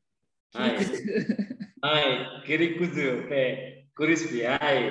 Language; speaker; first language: Japanese; non-native, fluent; Indonesian